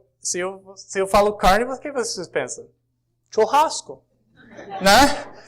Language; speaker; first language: Portuguese; non-native, fluent; English